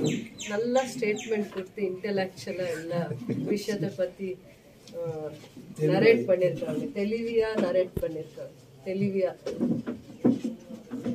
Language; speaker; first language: Tamil; non-native, local second language; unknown